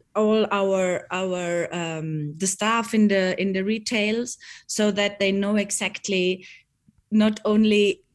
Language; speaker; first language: English; non-native, fluent; German